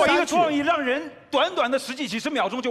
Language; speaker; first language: Chinese; native; Chinese